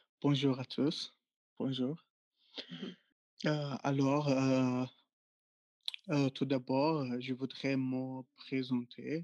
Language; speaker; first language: French; non-native, fluent; Arabic